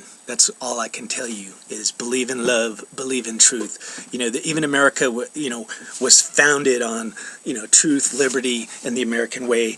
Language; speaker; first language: English; native; English